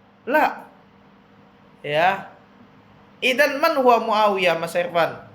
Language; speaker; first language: Arabic; non-native, fluent; Indonesian